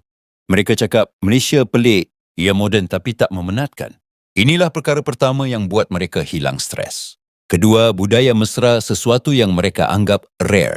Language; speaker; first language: Malay; native; Malay